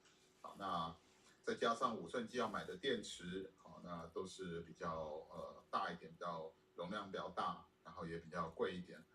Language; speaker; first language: Chinese; native; Chinese